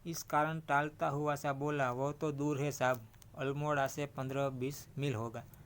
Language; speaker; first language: Hindi; non-native, local second language; Gujarati